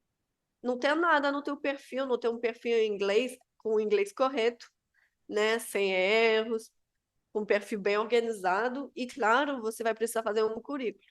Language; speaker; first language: Portuguese; non-native, fluent; Spanish